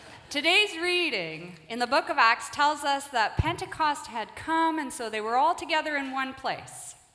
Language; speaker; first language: English; native; English